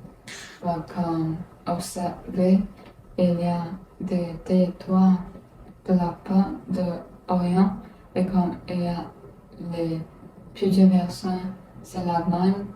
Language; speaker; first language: French; non-native, learner; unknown